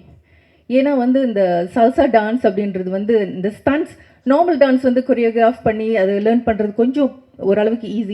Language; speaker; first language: Tamil; native; Tamil